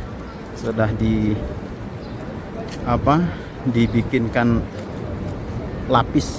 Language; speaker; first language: Indonesian; native; Indonesian